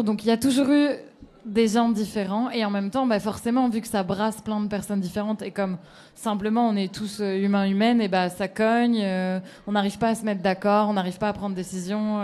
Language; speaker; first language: French; native; French